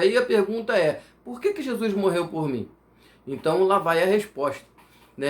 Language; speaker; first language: Portuguese; native; Portuguese